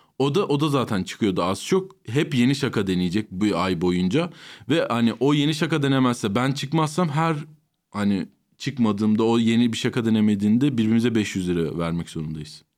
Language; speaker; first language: Turkish; native; Turkish